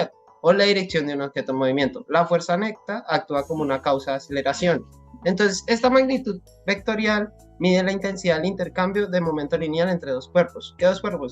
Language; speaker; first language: Spanish; native; Spanish